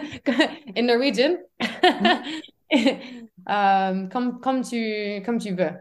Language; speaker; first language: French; non-native, fluent; English